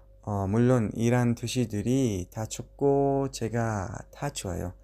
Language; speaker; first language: Korean; non-native, fluent; Persian